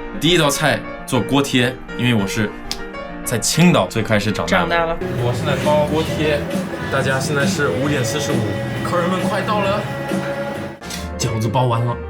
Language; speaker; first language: Chinese; non-native, local second language; English